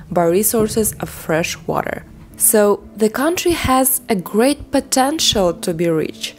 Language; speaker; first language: English; non-native, fluent; Russian